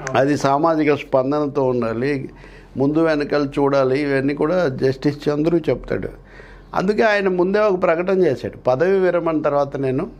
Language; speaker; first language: Telugu; native; Telugu